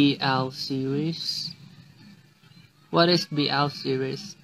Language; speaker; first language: English; non-native, learner; Thai